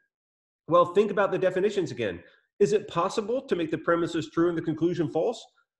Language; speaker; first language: English; native; English